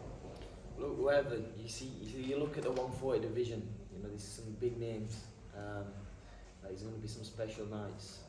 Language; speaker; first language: English; native; English